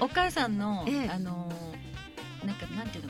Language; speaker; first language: Japanese; native; Japanese